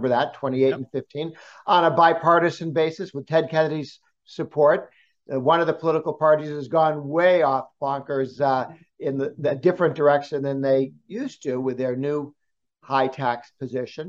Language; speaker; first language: English; native; English